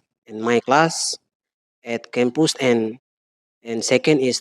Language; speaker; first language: English; non-native, learner; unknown